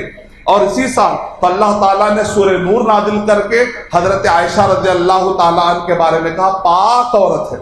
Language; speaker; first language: Urdu; native; Urdu